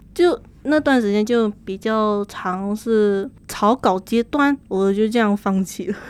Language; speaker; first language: Chinese; native; Chinese